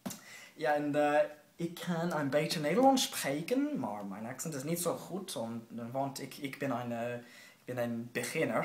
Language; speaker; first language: German; non-native, learner; English